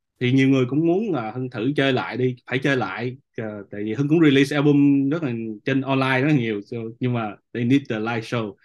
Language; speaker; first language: Vietnamese; native; Vietnamese